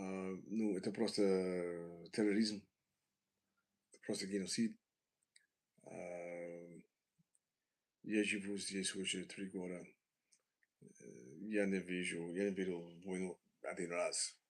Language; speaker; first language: Russian; non-native, learner; English